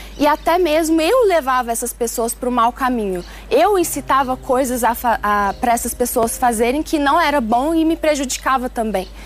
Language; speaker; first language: Portuguese; early bilingual, other home language; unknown